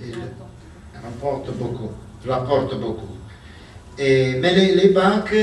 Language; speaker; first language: French; non-native, learner; Italian